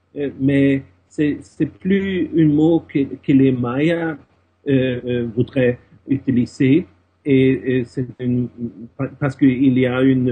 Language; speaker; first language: French; non-native, fluent; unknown